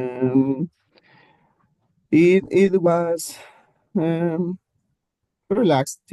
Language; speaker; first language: English; non-native, learner; Spanish